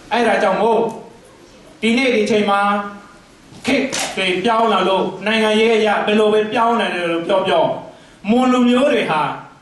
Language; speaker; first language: Burmese; non-native, local second language; Mon